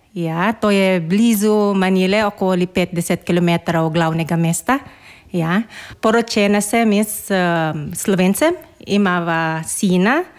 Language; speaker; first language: Slovenian; non-native, learner; Filipino